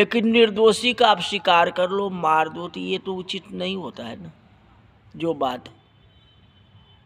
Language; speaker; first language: Hindi; native; Hindi